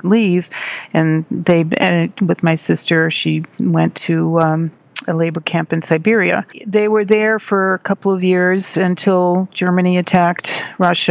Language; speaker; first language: English; native; English